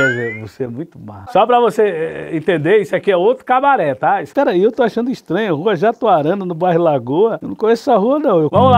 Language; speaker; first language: Portuguese; native; Portuguese